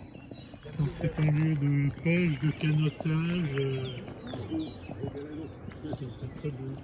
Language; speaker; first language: French; native; French